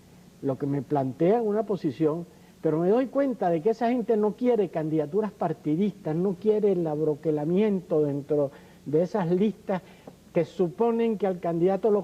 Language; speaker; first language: Spanish; native; Spanish